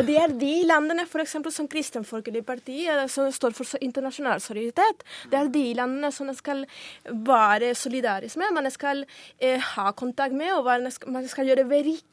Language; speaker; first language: Norwegian; non-native, fluent; Spanish